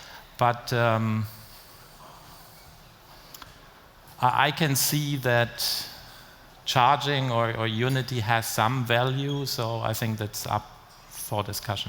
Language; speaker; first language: English; non-native, fluent; German